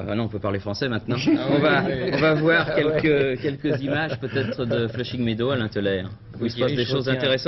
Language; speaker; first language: French; native; French